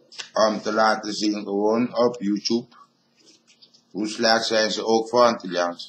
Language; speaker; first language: Dutch; non-native, local second language; Papiamento